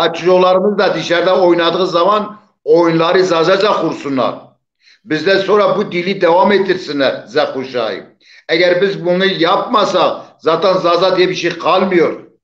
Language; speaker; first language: Turkish; non-native, local second language; Zaza